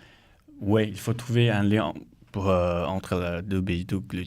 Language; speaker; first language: French; non-native, learner; Chinese